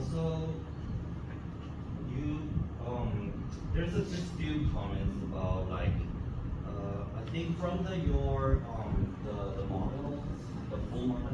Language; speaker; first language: English; non-native, fluent; Korean